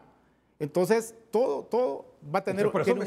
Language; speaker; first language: Spanish; native; Spanish